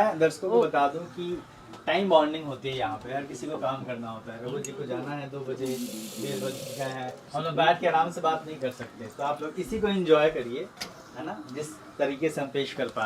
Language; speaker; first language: Hindi; native; Hindi